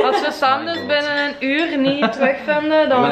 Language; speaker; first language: Dutch; native; Dutch